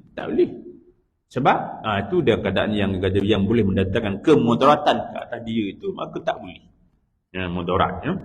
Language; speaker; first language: Malay; native; Malay